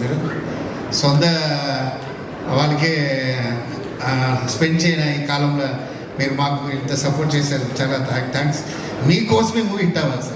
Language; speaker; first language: Telugu; non-native, learner; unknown